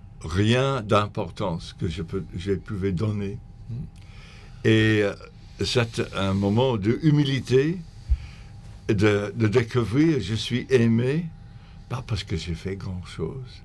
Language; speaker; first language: French; non-native, fluent; English